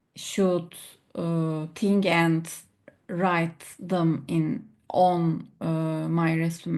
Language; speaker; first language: English; non-native, learner; Turkish